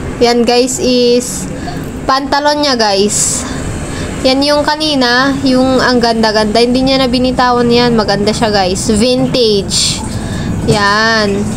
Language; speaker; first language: Filipino; non-native, local second language; Iloko